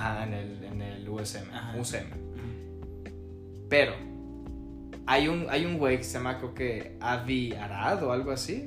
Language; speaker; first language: Spanish; native; Spanish